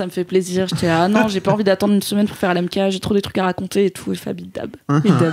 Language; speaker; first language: French; native; French